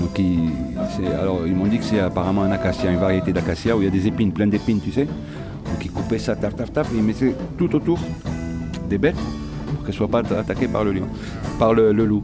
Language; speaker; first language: French; non-native, local second language; Arabic